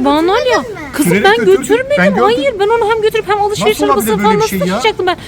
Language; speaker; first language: Turkish; native; Turkish